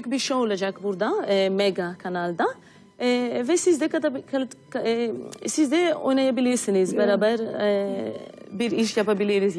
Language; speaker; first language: Turkish; non-native, fluent; Greek